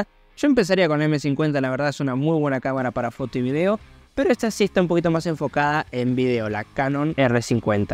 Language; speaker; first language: Spanish; native; Spanish